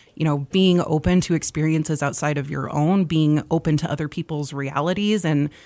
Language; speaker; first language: English; native; English